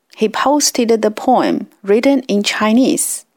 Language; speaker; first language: English; non-native, fluent; Chinese